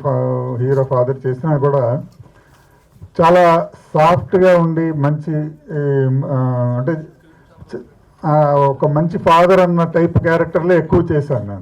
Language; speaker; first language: Telugu; native; Telugu